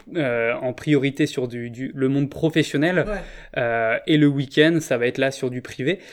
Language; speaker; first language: French; native; French